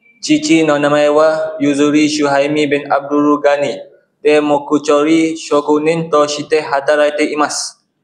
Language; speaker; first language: Japanese; non-native, learner; Malay